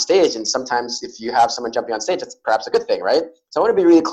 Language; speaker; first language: English; native; English